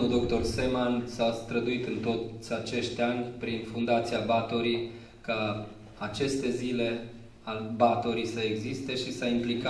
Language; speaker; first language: Romanian; native; Romanian